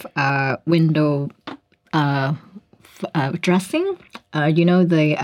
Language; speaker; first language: English; non-native, local second language; Cantonese